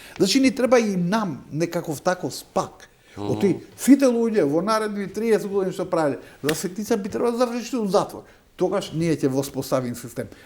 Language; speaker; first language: Macedonian; non-native, local second language; Albanian